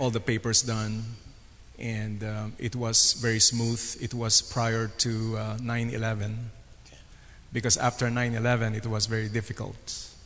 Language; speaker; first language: English; non-native, local second language; Filipino